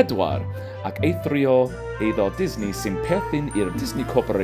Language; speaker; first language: Welsh; non-native, learner; English